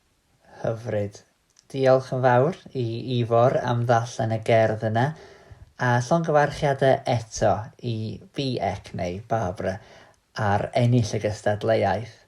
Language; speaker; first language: Welsh; native; Welsh